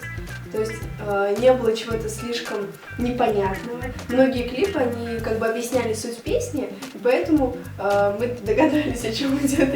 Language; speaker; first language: Russian; native; Russian